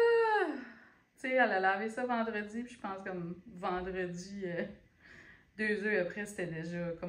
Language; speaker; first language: French; native; French